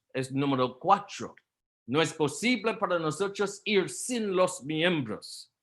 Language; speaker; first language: Spanish; non-native, learner; Portuguese